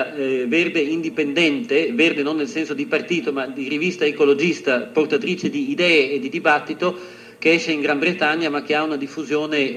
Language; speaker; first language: Italian; native; Italian